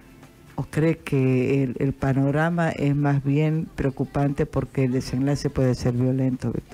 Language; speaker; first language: Spanish; native; Spanish